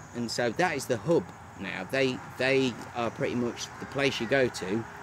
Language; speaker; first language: English; native; English